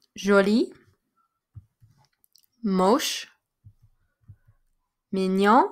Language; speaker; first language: French; non-native, fluent; English